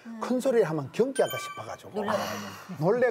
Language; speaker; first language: Korean; native; Korean